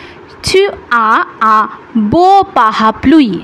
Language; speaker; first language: French; non-native, fluent; Bangla